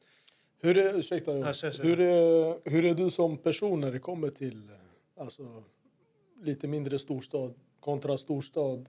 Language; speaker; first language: Swedish; native; Swedish